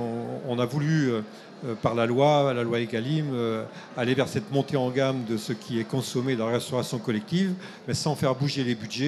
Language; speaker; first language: French; native; French